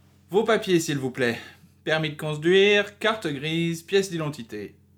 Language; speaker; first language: French; native; French